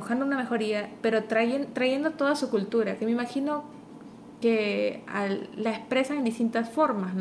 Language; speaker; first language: Spanish; early bilingual, heritage; Spanish